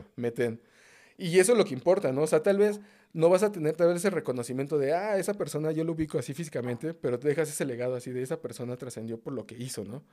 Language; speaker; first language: Spanish; native; Spanish